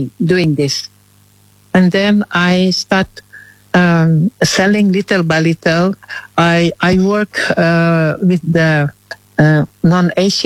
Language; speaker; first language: English; non-native, fluent; Indonesian